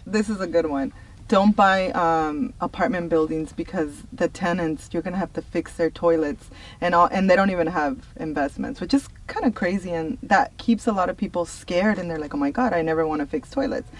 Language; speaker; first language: English; early bilingual, other home language; Spanish